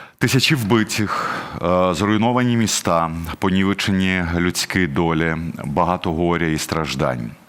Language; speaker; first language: Ukrainian; native; Ukrainian